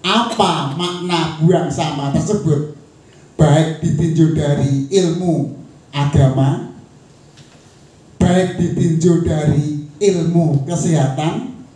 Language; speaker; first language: Indonesian; native; Indonesian